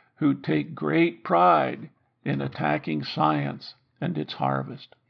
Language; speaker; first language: English; native; English